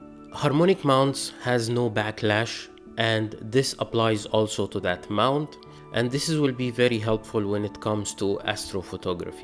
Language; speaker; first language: English; non-native, fluent; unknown